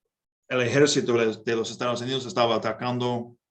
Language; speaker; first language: Spanish; non-native, learner; English